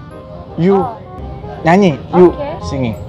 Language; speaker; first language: English; non-native, learner; Indonesian